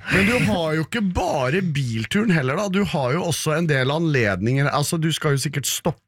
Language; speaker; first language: Norwegian; native; Norwegian